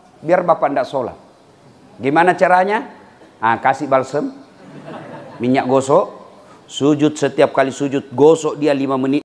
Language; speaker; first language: Indonesian; native; Indonesian